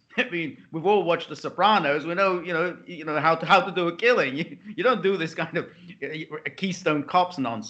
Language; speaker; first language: English; native; English